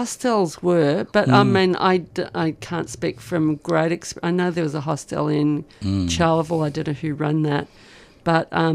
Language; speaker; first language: English; native; English